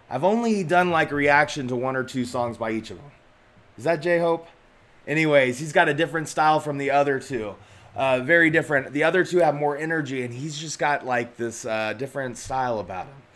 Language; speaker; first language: English; native; English